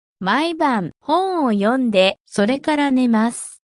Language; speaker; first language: Japanese; non-native, fluent; Korean